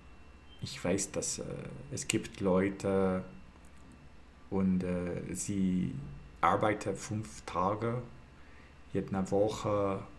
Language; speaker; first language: German; non-native, learner; English